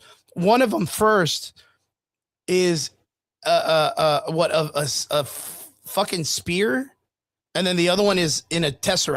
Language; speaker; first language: English; native; English